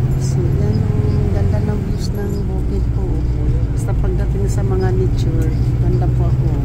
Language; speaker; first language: Filipino; non-native, local second language; Cebuano